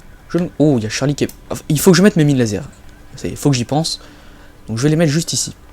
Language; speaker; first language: French; native; French